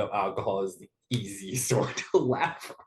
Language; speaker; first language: English; native; English